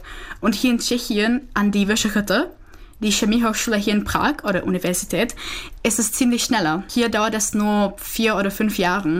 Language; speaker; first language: German; non-native, fluent; Czech